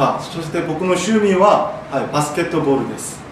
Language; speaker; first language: Japanese; non-native, learner; Korean